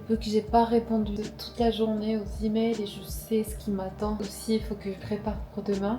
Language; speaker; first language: French; non-native, fluent; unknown